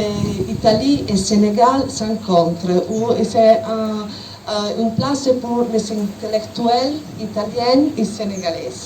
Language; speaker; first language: French; non-native, learner; Italian